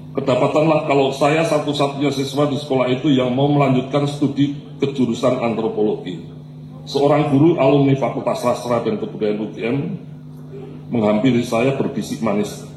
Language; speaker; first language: Indonesian; non-native, local second language; Javanese